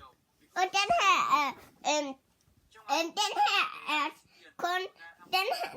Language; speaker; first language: Danish; early bilingual, other home language; Vietnamese